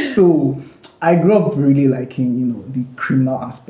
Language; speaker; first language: English; non-native, local second language; Ibibio